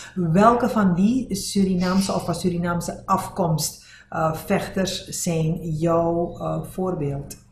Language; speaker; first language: Dutch; native; Dutch